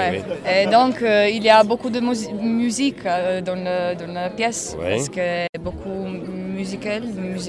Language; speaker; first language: French; non-native, learner; Croatian